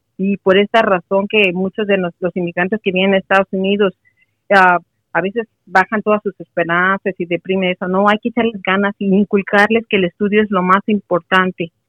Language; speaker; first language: Spanish; native; Spanish